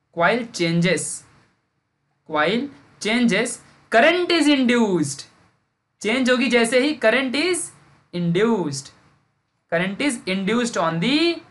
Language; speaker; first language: Hindi; native; Hindi